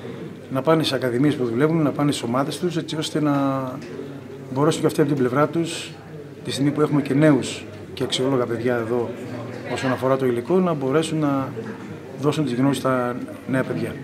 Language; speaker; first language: Greek; native; Greek